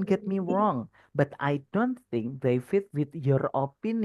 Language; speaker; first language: English; non-native, fluent; Indonesian